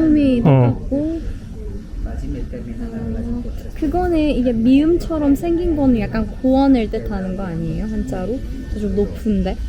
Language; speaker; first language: Korean; non-native, fluent; Persian